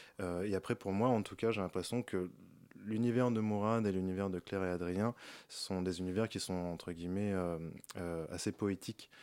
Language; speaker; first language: French; native; French